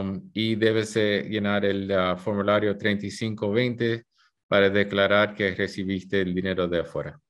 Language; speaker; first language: Spanish; early bilingual, heritage; Spanish